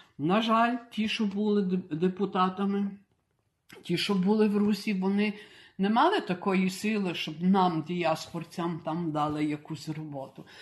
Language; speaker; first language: Ukrainian; early bilingual, heritage; Ukrainian